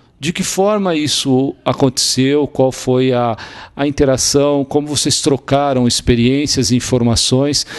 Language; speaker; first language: Portuguese; native; Portuguese